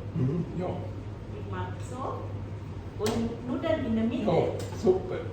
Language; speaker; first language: German; non-native, learner; Thai